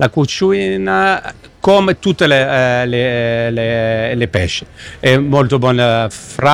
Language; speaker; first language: Italian; non-native, learner; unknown